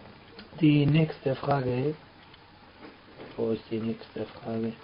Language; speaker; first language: German; non-native, fluent; Arabic